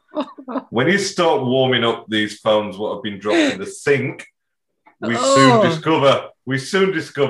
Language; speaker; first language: English; native; English